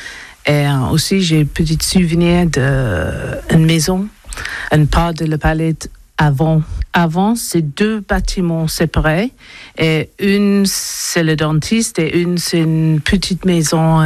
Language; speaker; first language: French; non-native, learner; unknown